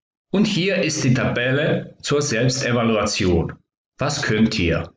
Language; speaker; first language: German; non-native, fluent; Croatian